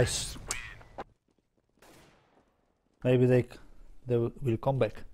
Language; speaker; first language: English; non-native, learner; Polish